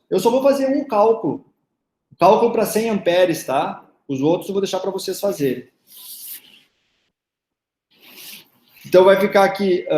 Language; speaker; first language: Portuguese; native; Portuguese